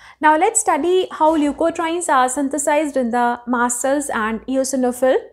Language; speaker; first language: English; non-native, local second language; Hindi